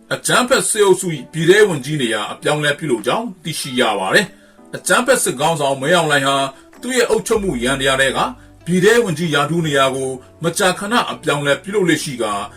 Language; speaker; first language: Burmese; native; Burmese